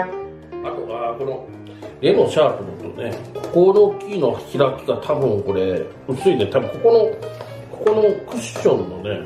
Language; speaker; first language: Japanese; native; Japanese